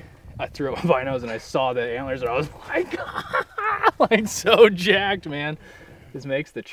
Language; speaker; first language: English; native; English